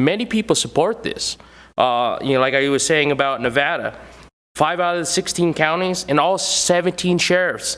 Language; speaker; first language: English; native; English